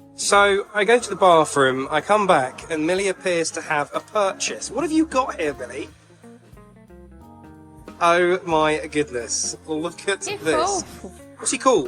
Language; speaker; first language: English; native; English